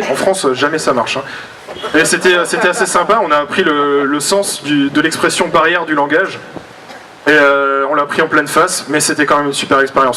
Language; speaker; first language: French; native; French